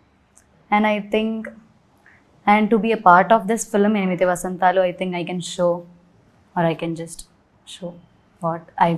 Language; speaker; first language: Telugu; non-native, learner; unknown